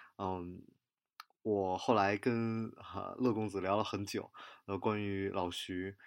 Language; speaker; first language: Chinese; native; Chinese